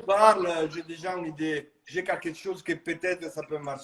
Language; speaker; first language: French; non-native, fluent; Italian